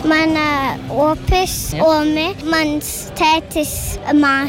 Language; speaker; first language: Latvian; early bilingual, heritage; Latvian